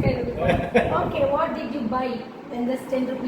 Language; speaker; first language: English; non-native, local second language; Tamil